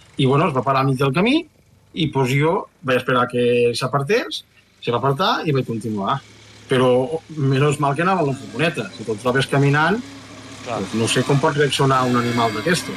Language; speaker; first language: Catalan; native; Catalan